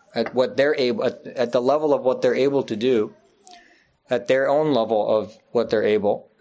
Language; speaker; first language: English; native; English